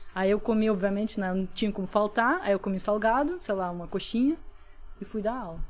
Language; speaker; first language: Portuguese; non-native, fluent; Russian